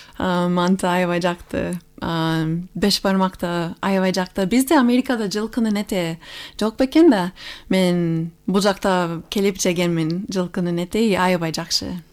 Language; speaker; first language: Kyrgyz; non-native, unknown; English